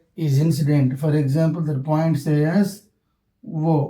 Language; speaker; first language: English; non-native, local second language; Telugu